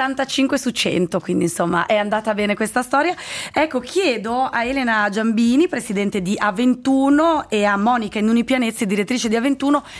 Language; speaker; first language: Italian; native; Italian